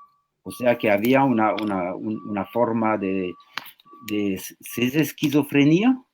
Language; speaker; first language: Spanish; non-native, fluent; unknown